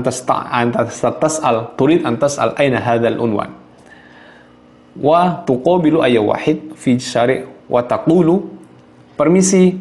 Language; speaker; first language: Arabic; non-native, fluent; Javanese